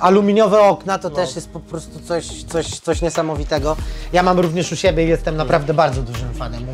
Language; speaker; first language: Polish; native; Polish